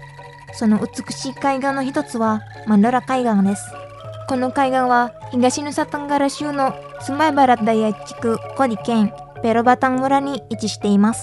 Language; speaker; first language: Japanese; non-native, fluent; Indonesian